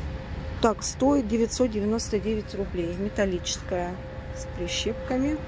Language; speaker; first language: Russian; native; Russian